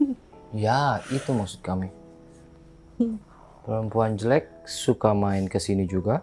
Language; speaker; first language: Indonesian; non-native, local second language; Sundanese